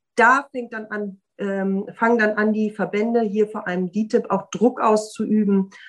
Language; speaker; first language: German; native; German